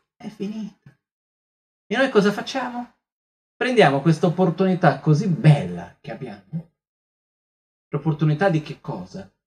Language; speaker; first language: Italian; non-native, fluent; Portuguese